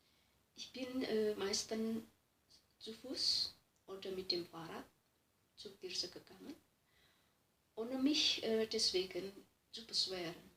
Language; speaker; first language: German; non-native, fluent; Javanese